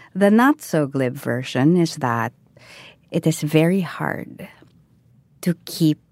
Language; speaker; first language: English; non-native, local second language; Filipino